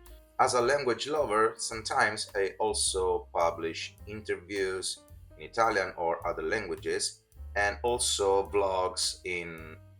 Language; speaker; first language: English; non-native, fluent; Italian